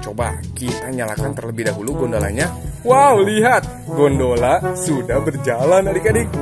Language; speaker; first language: Indonesian; native; Indonesian